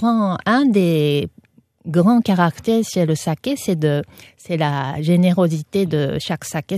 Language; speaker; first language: French; non-native, fluent; Japanese